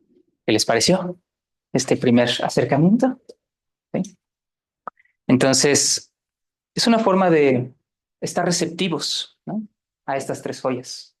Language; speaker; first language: Spanish; native; Spanish